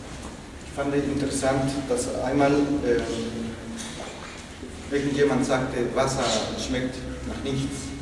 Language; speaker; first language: German; non-native, fluent; Spanish